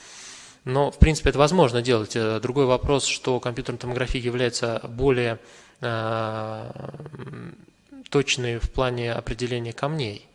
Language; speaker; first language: Russian; native; Russian